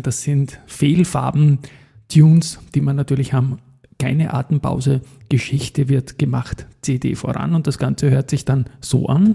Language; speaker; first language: German; native; German